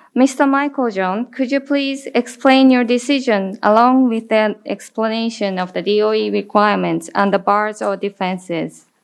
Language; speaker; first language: English; non-native, fluent; Japanese